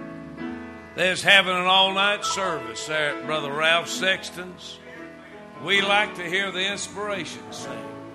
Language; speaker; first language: English; native; English